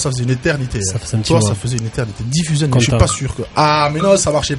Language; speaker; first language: French; native; French